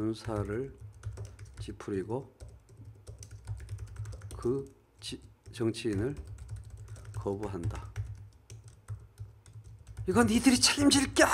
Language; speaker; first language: Korean; native; Korean